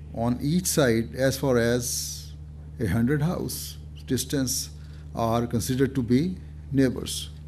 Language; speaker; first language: English; non-native, local second language; Urdu